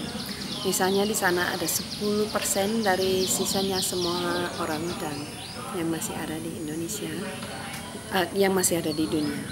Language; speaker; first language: Indonesian; non-native, fluent; English